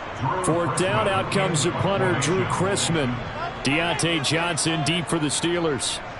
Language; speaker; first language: English; native; English